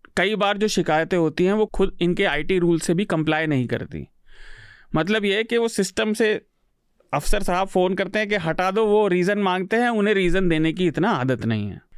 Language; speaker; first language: Hindi; native; Hindi